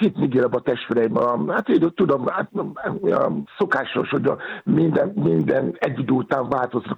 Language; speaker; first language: Hungarian; non-native, fluent; Yoruba